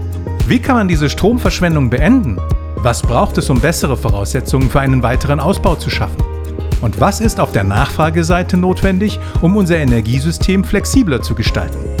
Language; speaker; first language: German; native; German